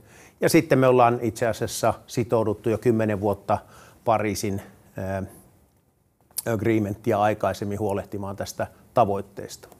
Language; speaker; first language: Finnish; native; Finnish